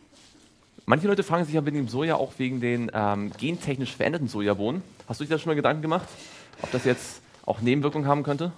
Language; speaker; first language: German; native; German